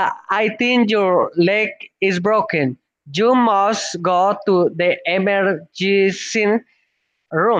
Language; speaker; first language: English; non-native, learner; Spanish